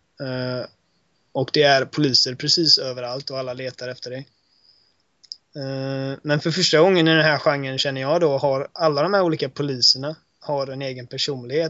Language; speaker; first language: Swedish; native; Swedish